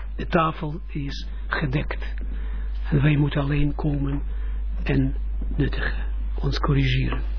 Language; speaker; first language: Dutch; non-native, fluent; Russian